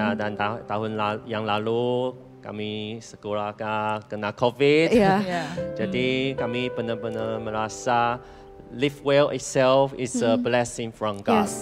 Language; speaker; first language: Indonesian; non-native, fluent; Chinese